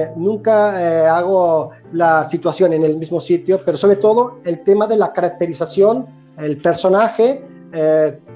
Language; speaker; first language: Spanish; native; Spanish